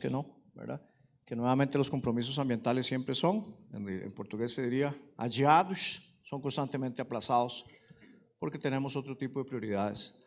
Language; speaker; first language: Spanish; native; Spanish